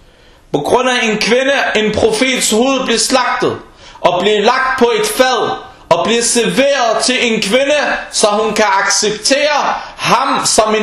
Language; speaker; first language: Danish; early bilingual, other home language; Arabic